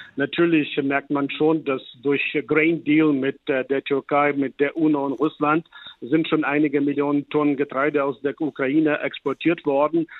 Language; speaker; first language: German; non-native, fluent; Ukrainian